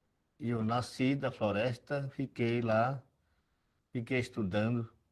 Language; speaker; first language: Portuguese; non-native, local second language; Yanomámi